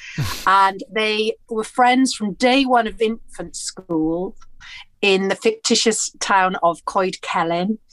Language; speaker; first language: English; native; English